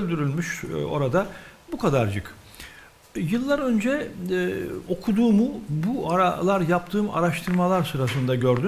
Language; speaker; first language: Turkish; native; Turkish